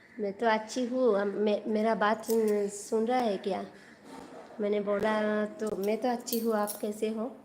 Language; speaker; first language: Hindi; non-native, local second language; Bangla